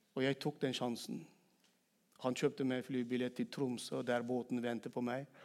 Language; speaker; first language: Norwegian; non-native, fluent; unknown